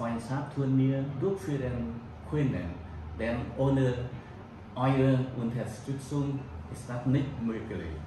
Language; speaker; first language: German; non-native, fluent; Vietnamese